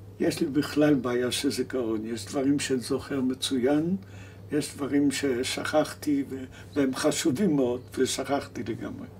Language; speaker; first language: Hebrew; early bilingual, other home language; German